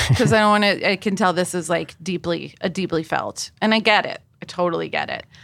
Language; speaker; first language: English; native; English